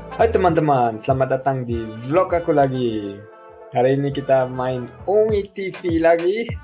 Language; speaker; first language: Indonesian; early bilingual, heritage; German